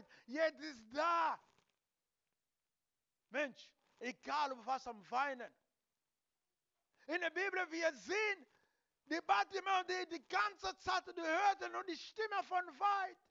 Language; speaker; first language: German; non-native, learner; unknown